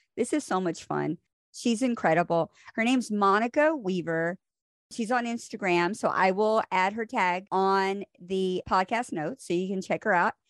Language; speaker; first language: English; native; English